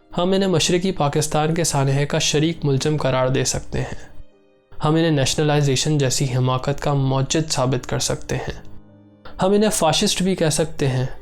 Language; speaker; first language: Urdu; native; Urdu